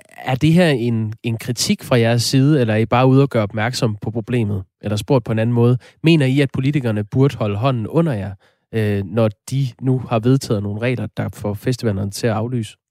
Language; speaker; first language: Danish; native; Danish